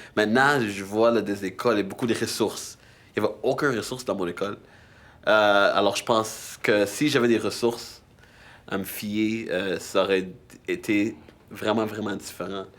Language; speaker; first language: French; early bilingual, other home language; English